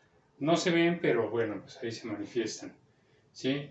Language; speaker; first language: Spanish; native; Spanish